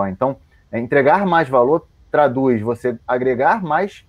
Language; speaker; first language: Portuguese; native; Portuguese